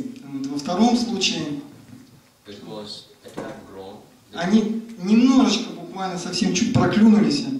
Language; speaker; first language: Russian; native; Russian